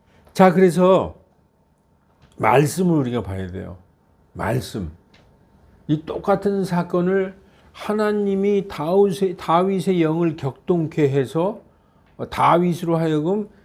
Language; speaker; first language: Korean; native; Korean